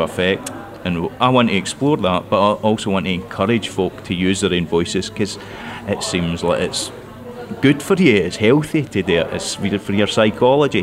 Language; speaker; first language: English; non-native, local second language; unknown